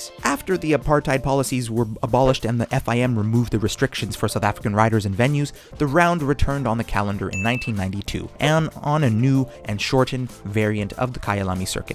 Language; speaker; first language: English; native; English